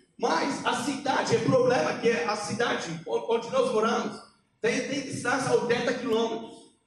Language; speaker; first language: Portuguese; non-native, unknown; Polish